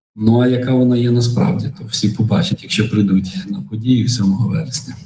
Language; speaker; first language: Ukrainian; native; Ukrainian